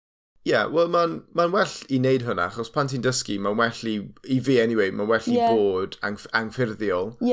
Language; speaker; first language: Welsh; non-native, local second language; English